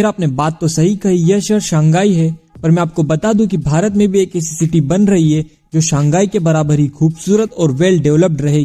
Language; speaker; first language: Hindi; native; Hindi